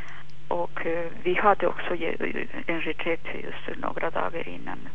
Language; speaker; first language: Swedish; non-native, fluent; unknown